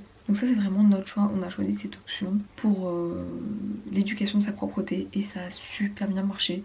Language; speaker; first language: French; native; French